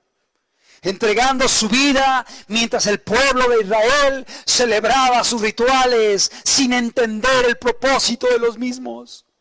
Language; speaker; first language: Spanish; native; Spanish